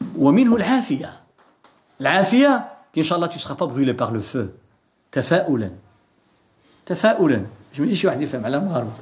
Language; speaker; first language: French; non-native, local second language; Arabic